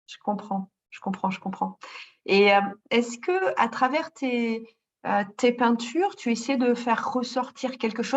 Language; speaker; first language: French; native; French